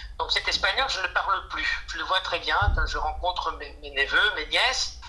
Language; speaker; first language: French; non-native, fluent; Spanish